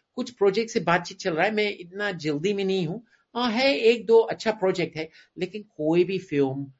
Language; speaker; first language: Hindi; non-native, fluent; English